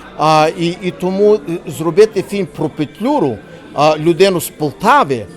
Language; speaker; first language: Ukrainian; early bilingual, heritage; Ukrainian